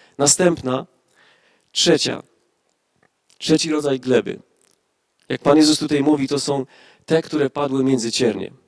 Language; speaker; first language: Polish; native; Polish